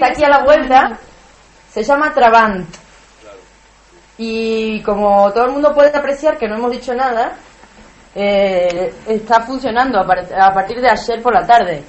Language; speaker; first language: Spanish; native; Spanish